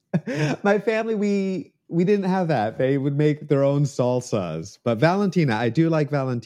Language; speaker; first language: English; native; English